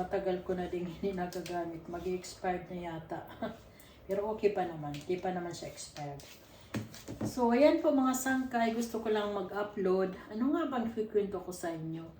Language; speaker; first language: Filipino; non-native, local second language; Waray